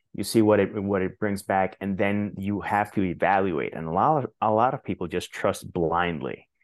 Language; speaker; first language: English; non-native, fluent; Spanish